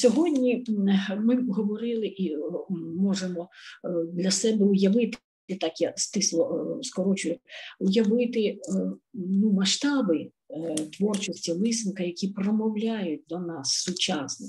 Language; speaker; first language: Ukrainian; native; Ukrainian